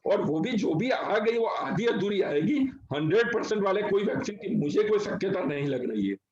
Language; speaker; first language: Hindi; non-native, local second language; Gujarati